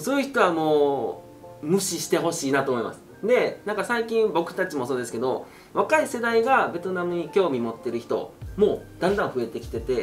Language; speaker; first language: Japanese; native; Japanese